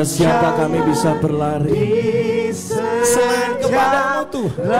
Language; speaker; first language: Indonesian; native; Indonesian